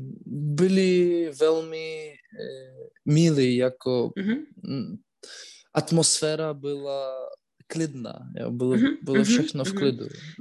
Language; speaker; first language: Czech; non-native, learner; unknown